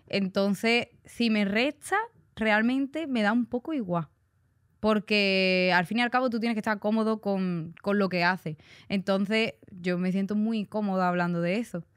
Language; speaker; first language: Spanish; native; Spanish